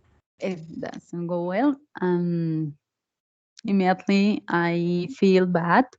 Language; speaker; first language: English; non-native, learner; Spanish